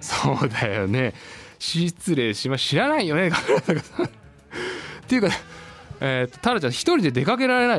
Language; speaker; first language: Japanese; native; Japanese